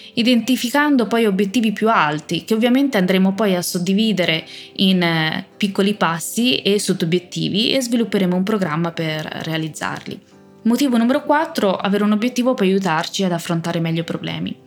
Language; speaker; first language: Italian; native; Italian